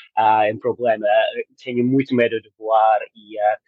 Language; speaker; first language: Portuguese; non-native, learner; English